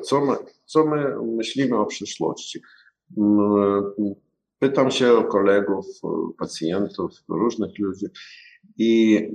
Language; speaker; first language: Polish; non-native, learner; Ukrainian